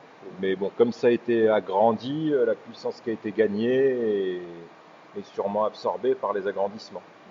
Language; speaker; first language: French; native; French